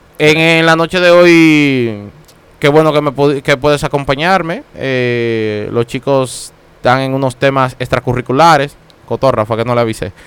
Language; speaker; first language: Spanish; native; Spanish